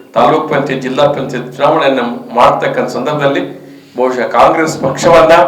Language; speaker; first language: Kannada; native; Kannada